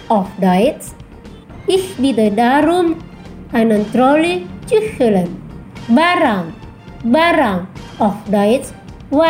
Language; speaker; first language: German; non-native, fluent; Indonesian